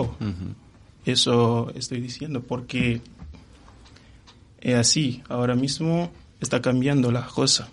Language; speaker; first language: Spanish; non-native, fluent; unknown